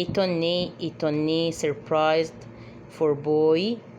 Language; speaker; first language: French; non-native, fluent; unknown